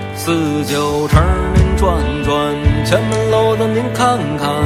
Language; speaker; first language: Chinese; non-native, fluent; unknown